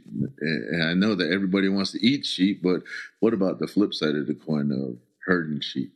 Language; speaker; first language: English; early bilingual, other home language; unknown